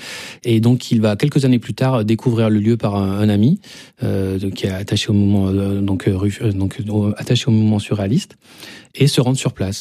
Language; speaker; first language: French; native; French